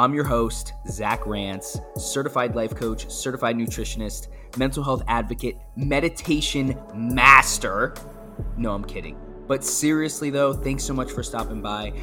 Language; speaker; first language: English; native; English